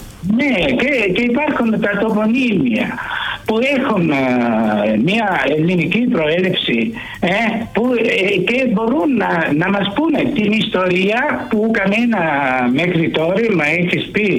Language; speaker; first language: Greek; early bilingual, heritage; Greek